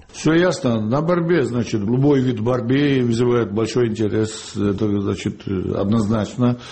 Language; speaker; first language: Russian; non-native, local second language; Georgian